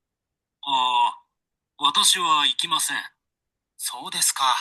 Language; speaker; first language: Japanese; non-native, learner; Sinhala